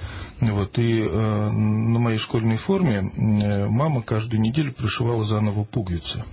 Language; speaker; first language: Russian; native; Russian